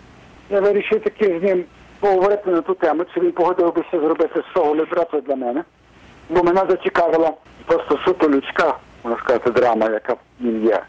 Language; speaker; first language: Ukrainian; early bilingual, heritage; Ukrainian